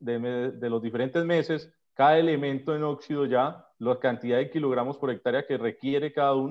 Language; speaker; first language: Spanish; native; Spanish